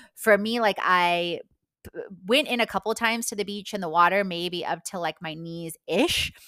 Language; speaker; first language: English; non-native, fluent; Polish